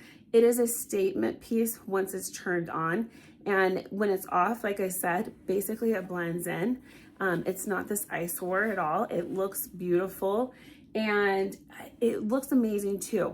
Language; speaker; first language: English; native; English